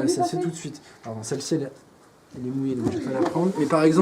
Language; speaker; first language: French; native; French